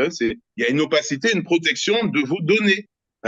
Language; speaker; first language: French; native; French